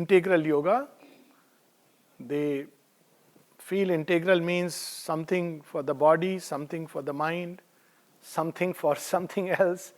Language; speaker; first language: English; non-native, local second language; Hindi